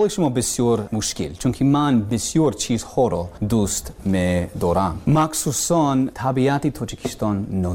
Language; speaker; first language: Persian; non-native, learner; English